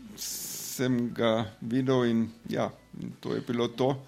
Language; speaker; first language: Slovenian; non-native, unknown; German